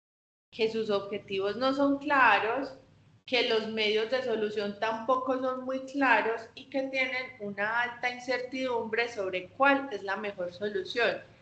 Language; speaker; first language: Spanish; native; Spanish